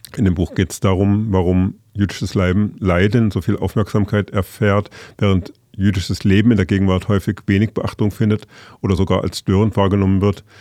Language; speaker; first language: German; native; German